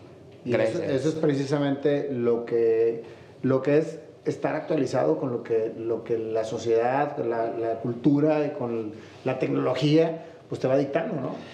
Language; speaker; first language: Spanish; native; Spanish